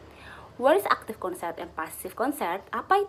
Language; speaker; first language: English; non-native, learner; Indonesian